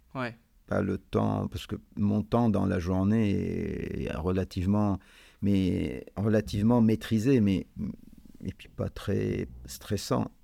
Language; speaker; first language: French; non-native, local second language; Arabic